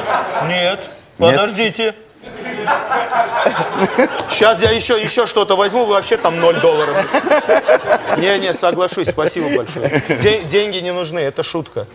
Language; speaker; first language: Russian; non-native, local second language; Armenian